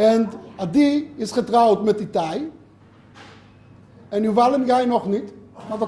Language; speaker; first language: Dutch; non-native, learner; Hebrew